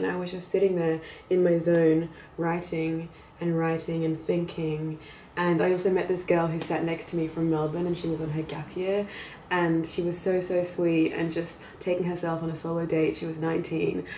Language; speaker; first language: English; native; English